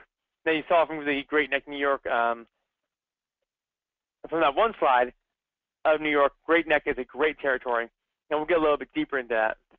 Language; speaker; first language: English; native; English